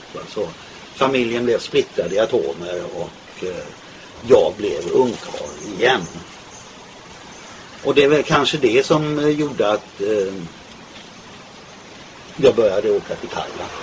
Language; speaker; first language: Swedish; native; Swedish